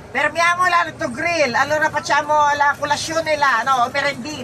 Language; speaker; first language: Italian; non-native, learner; Filipino